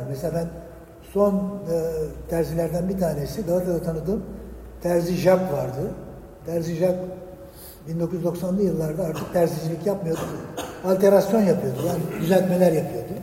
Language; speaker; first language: Turkish; native; Turkish